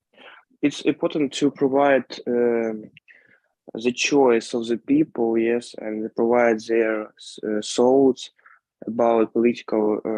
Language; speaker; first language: English; non-native, learner; Ukrainian